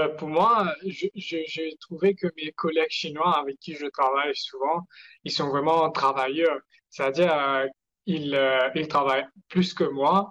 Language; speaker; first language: French; non-native, local second language; Morisyen